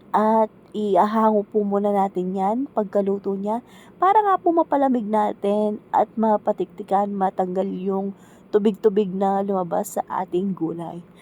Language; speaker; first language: Filipino; native; Filipino